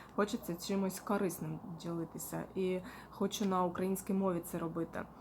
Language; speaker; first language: Ukrainian; non-native, local second language; Russian